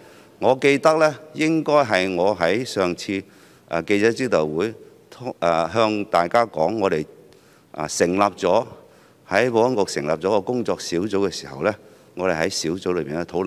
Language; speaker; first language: Chinese; non-native, local second language; Cantonese